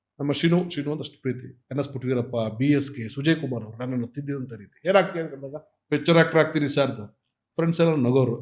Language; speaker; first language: Kannada; non-native, local second language; Malayalam